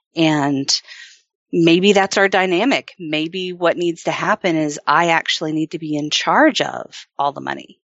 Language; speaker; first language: English; native; English